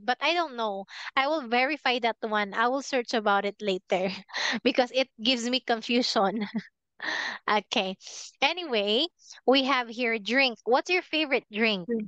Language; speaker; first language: English; non-native, fluent; Filipino